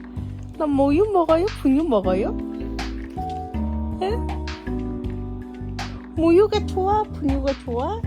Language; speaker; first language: Korean; non-native, learner; Mongolian